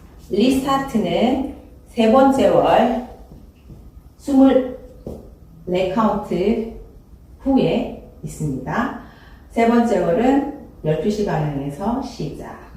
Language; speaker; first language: Korean; native; Korean